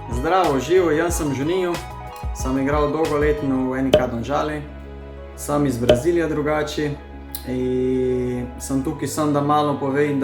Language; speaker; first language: Slovenian; non-native, learner; Portuguese